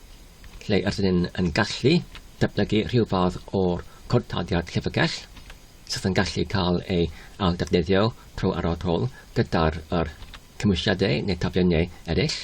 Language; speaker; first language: Welsh; non-native, learner; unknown